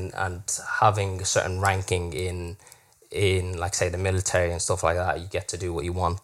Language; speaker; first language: English; native; English